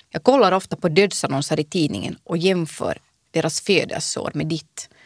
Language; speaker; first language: Swedish; native; Swedish